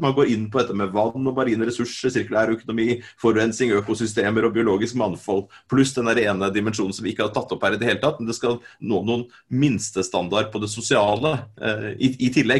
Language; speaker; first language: Norwegian; native; Norwegian